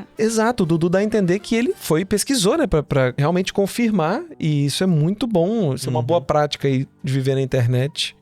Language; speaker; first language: Portuguese; native; Portuguese